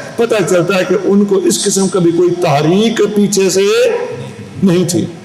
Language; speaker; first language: Urdu; non-native, local second language; Punjabi